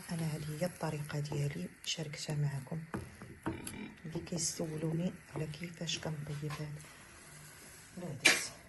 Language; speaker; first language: Arabic; native; Arabic